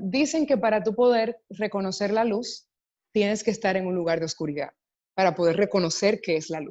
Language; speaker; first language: Spanish; native; Spanish